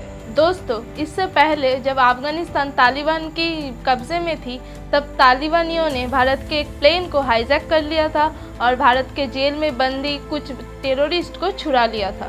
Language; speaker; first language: Hindi; non-native, local second language; Bangla